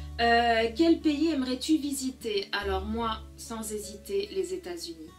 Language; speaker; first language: French; early bilingual, other home language; Portuguese